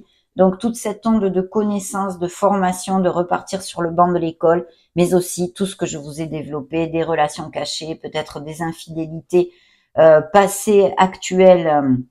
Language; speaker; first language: French; native; French